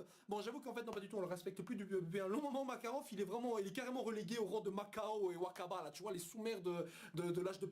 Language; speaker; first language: French; native; French